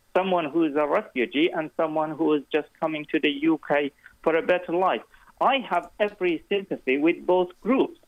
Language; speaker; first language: English; non-native, fluent; Kurdish